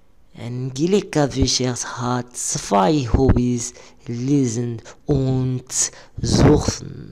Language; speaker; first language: German; non-native, learner; Arabic